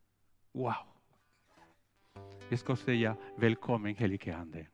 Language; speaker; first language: Swedish; non-native, fluent; Spanish